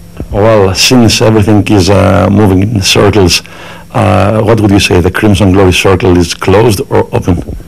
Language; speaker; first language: English; non-native, fluent; Greek